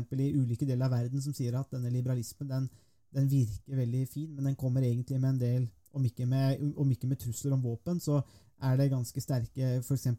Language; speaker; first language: Norwegian; native; Norwegian